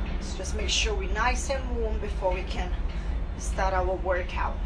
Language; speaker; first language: English; non-native, fluent; Portuguese